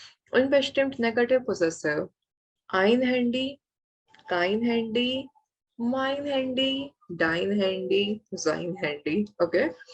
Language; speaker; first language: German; non-native, fluent; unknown